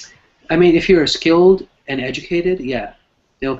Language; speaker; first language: English; non-native, fluent; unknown